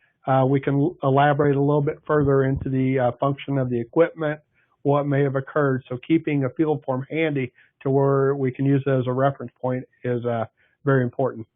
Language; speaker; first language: English; native; English